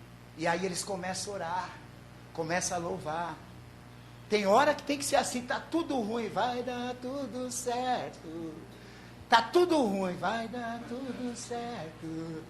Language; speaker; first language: Portuguese; native; Portuguese